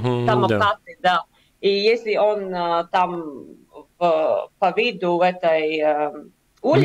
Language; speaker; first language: Russian; non-native, local second language; Latvian